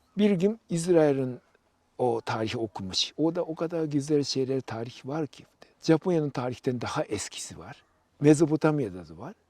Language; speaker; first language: Turkish; non-native, fluent; Japanese